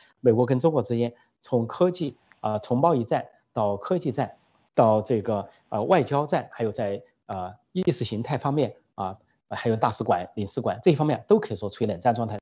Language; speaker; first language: Chinese; native; Chinese